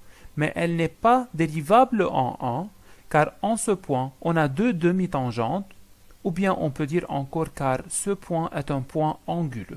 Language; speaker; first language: French; non-native, local second language; Arabic